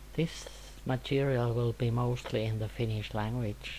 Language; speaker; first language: English; non-native, fluent; Finnish